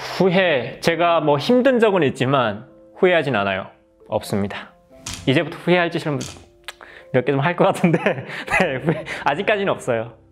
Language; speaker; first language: Korean; native; Korean